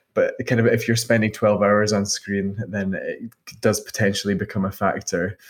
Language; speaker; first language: English; native; English